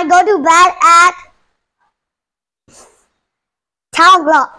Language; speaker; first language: English; non-native, learner; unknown